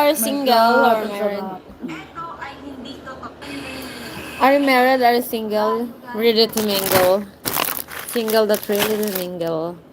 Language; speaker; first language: English; non-native, local second language; Bikol